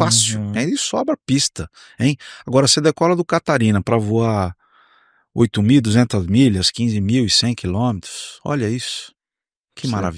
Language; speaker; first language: Portuguese; native; Portuguese